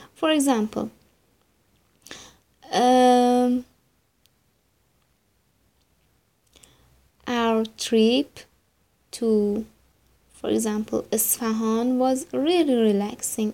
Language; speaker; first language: English; non-native, fluent; Persian